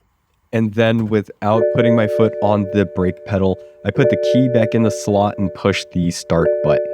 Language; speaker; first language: English; native; English